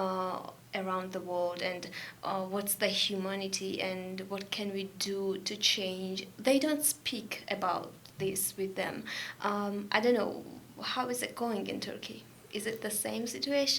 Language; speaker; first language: English; non-native, learner; Georgian